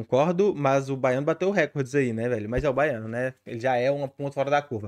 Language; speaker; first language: Portuguese; native; Portuguese